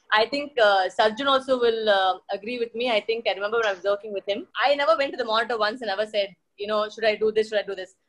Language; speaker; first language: English; non-native, local second language; Tamil